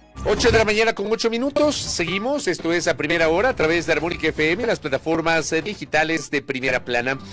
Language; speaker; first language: Spanish; native; Spanish